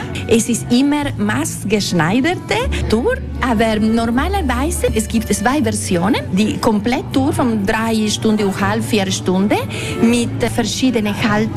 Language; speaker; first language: German; non-native, fluent; Italian